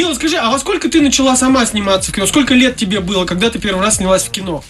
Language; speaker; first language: Russian; native; Russian